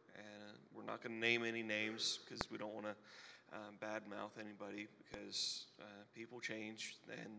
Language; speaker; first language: English; native; English